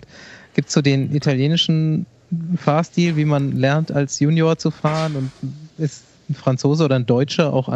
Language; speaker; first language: German; native; German